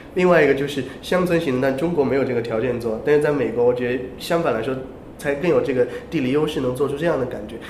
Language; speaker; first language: Chinese; native; Chinese